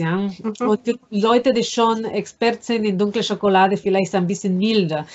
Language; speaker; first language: German; non-native, fluent; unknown